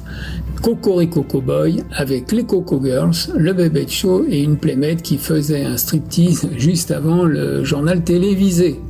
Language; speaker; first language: French; native; French